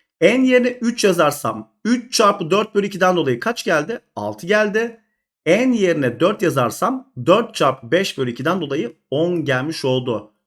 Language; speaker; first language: Turkish; native; Turkish